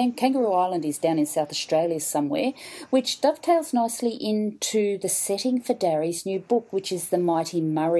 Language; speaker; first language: English; native; English